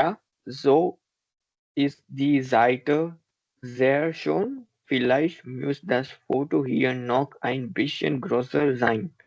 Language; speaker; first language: German; non-native, learner; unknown